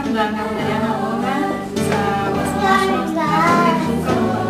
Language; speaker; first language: Bulgarian; non-native, fluent; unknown